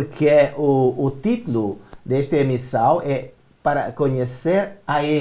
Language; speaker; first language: Portuguese; non-native, learner; Romanian